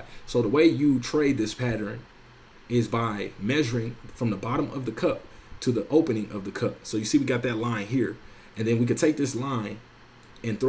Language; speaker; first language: English; native; English